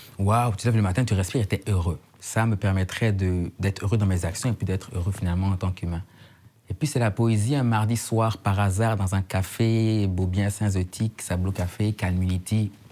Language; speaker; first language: French; native; French